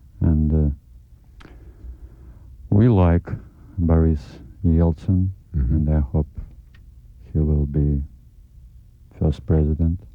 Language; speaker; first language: English; non-native, learner; Russian